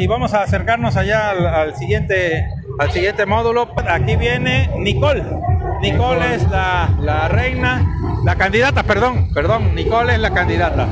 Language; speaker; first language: Spanish; native; Spanish